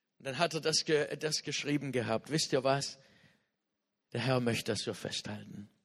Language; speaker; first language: German; non-native, fluent; English